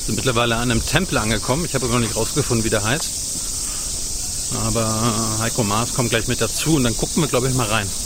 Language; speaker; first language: German; native; German